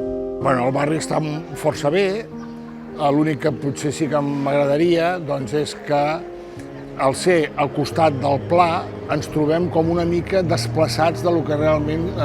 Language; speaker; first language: Catalan; non-native, local second language; Spanish